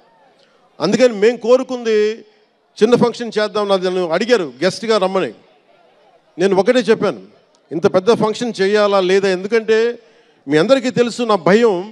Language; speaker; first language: Telugu; native; Telugu